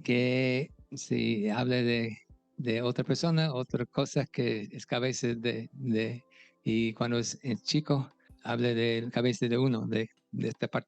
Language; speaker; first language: Spanish; non-native, fluent; English